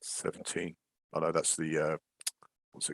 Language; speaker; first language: English; native; English